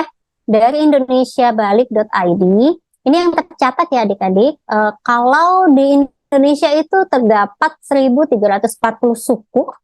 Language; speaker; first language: Indonesian; native; Indonesian